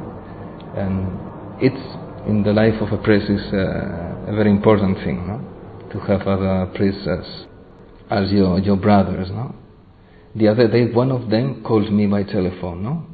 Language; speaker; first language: English; non-native, fluent; Spanish